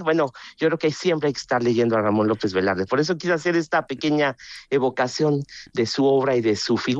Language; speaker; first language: Spanish; native; Spanish